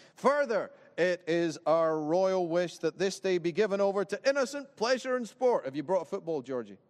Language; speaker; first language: English; native; English